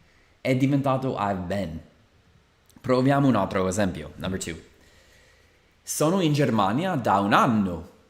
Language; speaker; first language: Italian; non-native, fluent; English